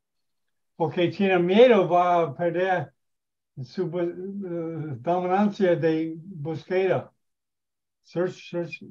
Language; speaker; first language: Spanish; non-native, learner; English